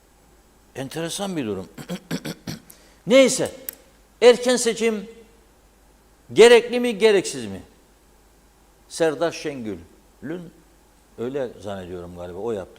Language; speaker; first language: Turkish; native; Turkish